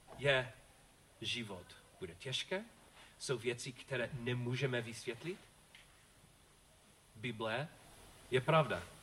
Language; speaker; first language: Czech; non-native, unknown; English